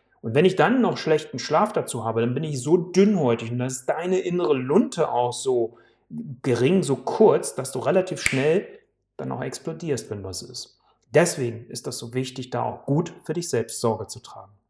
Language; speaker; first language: German; native; German